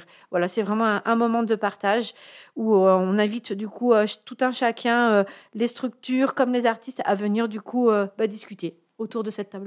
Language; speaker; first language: French; native; French